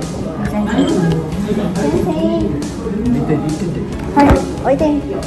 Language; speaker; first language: Japanese; non-native, learner; Filipino